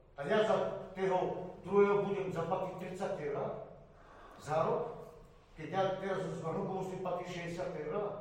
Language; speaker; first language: Slovak; non-native, local second language; Romany